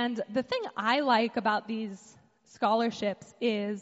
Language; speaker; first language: English; native; English